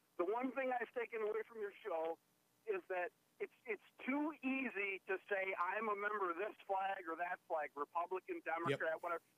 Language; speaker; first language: English; native; English